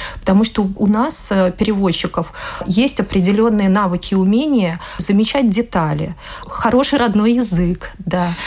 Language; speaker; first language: Russian; native; Russian